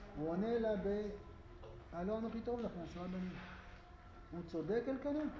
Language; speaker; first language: Hebrew; native; Hebrew